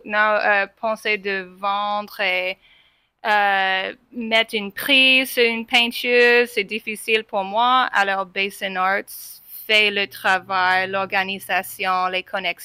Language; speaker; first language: French; non-native, fluent; English